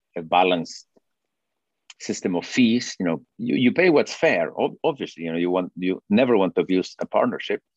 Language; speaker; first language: English; non-native, fluent; Spanish